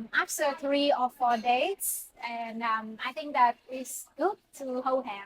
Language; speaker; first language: English; non-native, learner; Vietnamese